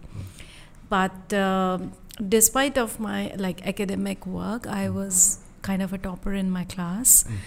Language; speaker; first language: English; non-native, local second language; Hindi